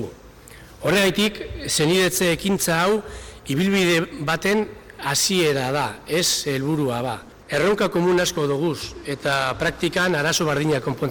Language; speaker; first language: Basque; native; Basque